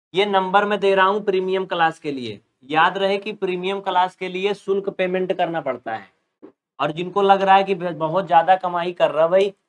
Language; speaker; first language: Hindi; native; Hindi